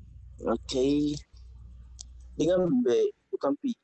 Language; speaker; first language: Indonesian; non-native, fluent; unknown